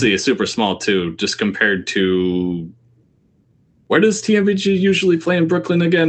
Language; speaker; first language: English; native; English